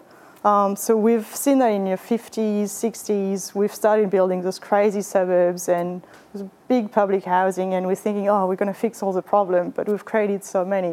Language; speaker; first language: English; non-native, fluent; French